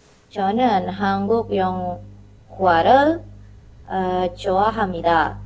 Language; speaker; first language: Korean; non-native, learner; Indonesian